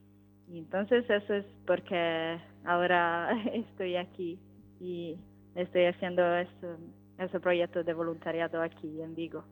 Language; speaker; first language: Spanish; non-native, learner; Italian